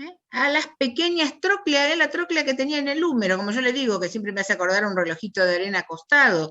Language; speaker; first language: Spanish; native; Spanish